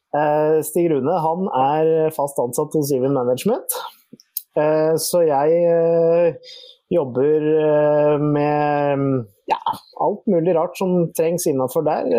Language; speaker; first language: Norwegian; native; Norwegian